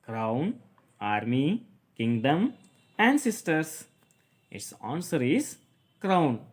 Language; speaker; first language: English; non-native, local second language; Kannada